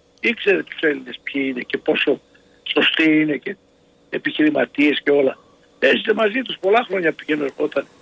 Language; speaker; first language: Greek; early bilingual, heritage; Greek